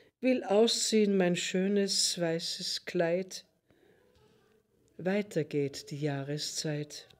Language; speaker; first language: German; native; German